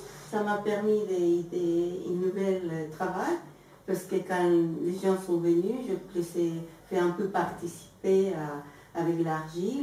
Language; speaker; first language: French; non-native, fluent; Spanish